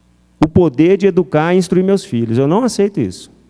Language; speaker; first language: Portuguese; native; Portuguese